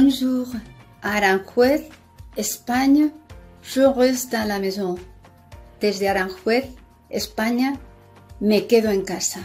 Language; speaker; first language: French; non-native, learner; Spanish